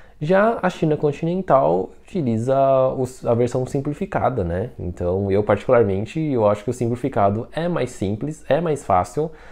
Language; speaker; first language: Portuguese; non-native, fluent; Chinese